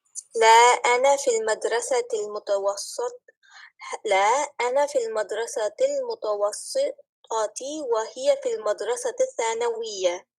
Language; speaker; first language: Arabic; non-native, learner; English